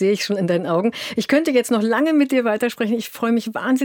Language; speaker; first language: German; native; German